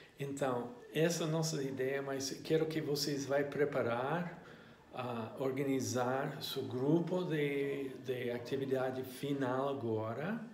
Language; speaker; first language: Portuguese; non-native, learner; English